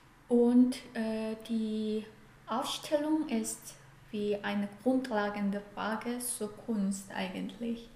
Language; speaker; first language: German; non-native, fluent; Korean